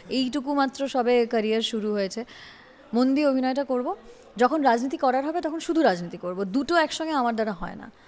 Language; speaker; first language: Bangla; native; Bangla